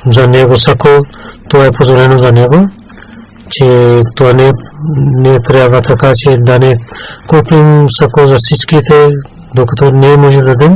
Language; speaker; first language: Bulgarian; non-native, learner; Urdu